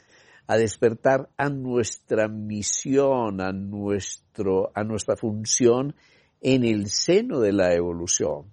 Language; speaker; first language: Spanish; native; Spanish